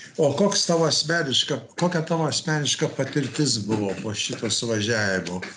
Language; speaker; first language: Lithuanian; early bilingual, heritage; Lithuanian